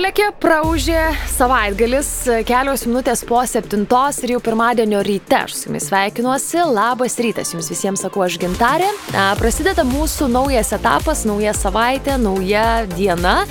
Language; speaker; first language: Lithuanian; native; Lithuanian